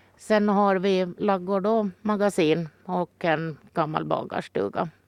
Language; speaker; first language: Swedish; native; Swedish